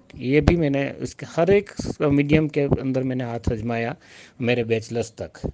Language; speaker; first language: Hindi; non-native, local second language; Gujarati